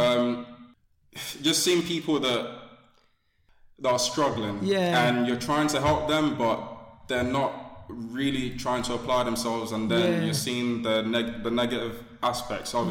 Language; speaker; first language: English; native; English